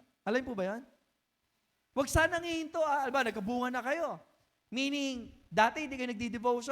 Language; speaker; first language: Filipino; native; Filipino